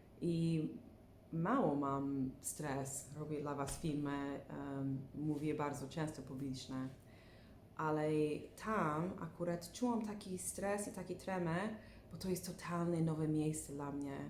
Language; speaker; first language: Polish; non-native, learner; English